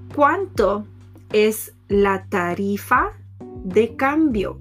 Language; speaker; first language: Spanish; non-native, fluent; English